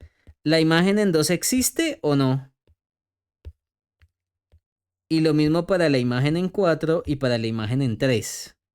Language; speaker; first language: Spanish; native; Spanish